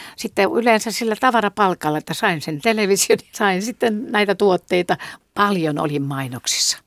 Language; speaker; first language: Finnish; native; Finnish